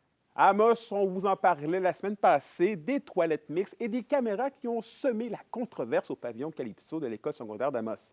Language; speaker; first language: French; native; French